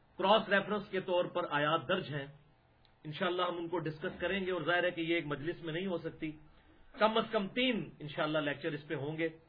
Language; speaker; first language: Urdu; non-native, local second language; Punjabi